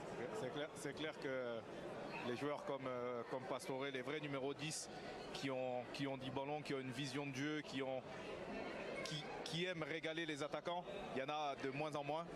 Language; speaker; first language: French; native; French